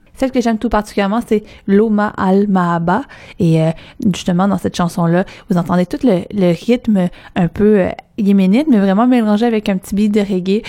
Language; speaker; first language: French; native; French